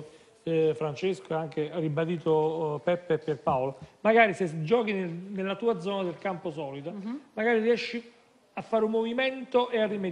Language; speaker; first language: Italian; native; Italian